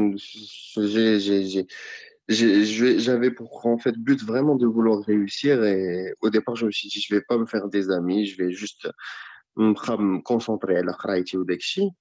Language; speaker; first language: French; non-native, local second language; Arabic